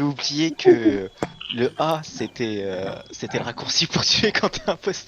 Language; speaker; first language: French; native; French